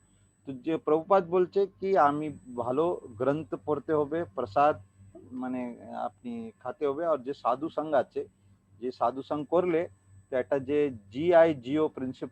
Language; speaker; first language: Bangla; non-native, learner; Hindi